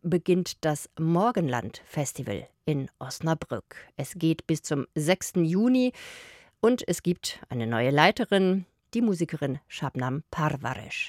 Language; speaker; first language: German; native; German